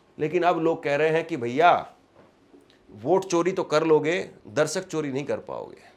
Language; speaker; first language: Hindi; native; Hindi